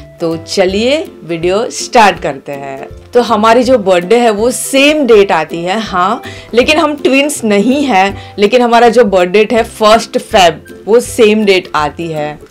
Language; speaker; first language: Hindi; non-native, local second language; Gujarati